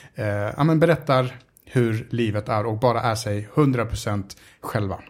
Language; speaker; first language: Swedish; early bilingual, other home language; Arabic